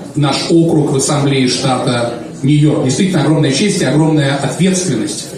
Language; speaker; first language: Russian; native; Russian